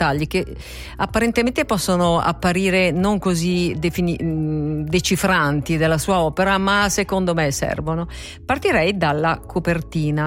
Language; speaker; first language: Italian; native; Italian